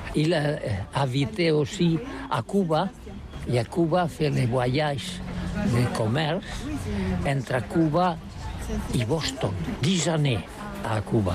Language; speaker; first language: French; non-native, learner; Catalan